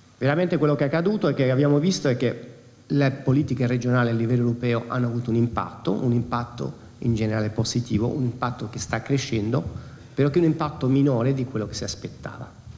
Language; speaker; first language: Italian; non-native, fluent; Spanish